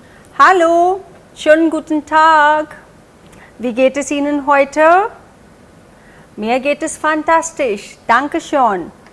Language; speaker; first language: German; non-native, fluent; Hindi